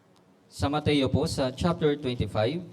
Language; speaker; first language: Filipino; native; Filipino